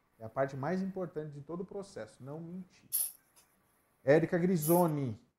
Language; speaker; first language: Portuguese; native; Portuguese